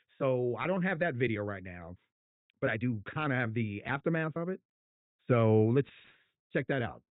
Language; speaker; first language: English; native; English